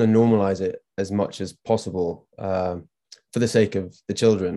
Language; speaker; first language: English; native; English